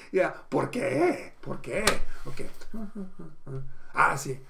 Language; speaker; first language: Spanish; non-native, fluent; English